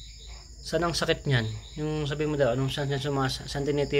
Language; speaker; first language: Filipino; native; Filipino